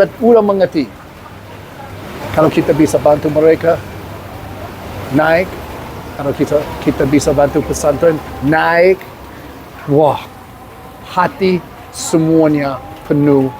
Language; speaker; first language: Indonesian; non-native, learner; English